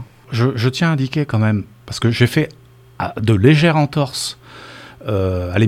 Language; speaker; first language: French; native; French